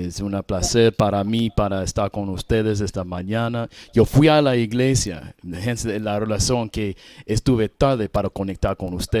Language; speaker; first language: Spanish; non-native, learner; English